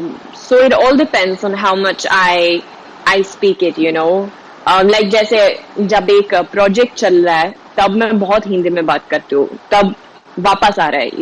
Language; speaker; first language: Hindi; non-native, fluent; Swedish